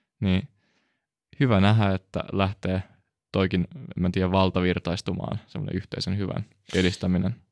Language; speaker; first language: Finnish; native; Finnish